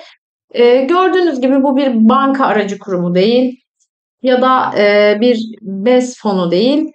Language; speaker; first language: Turkish; native; Turkish